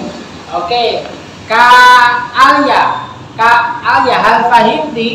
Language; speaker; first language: Arabic; non-native, fluent; Indonesian